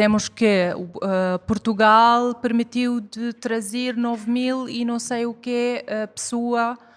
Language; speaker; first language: Portuguese; non-native, fluent; Arabic